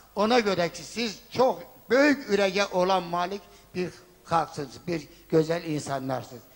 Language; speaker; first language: Azerbaijani; non-native, local second language; Avaric